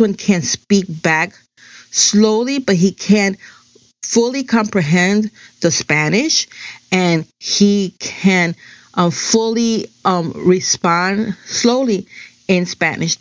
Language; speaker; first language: English; early bilingual, other home language; Spanish